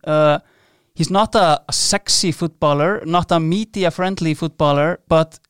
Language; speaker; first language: English; non-native, fluent; Icelandic